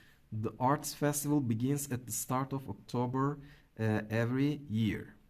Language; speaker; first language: English; non-native, fluent; Turkish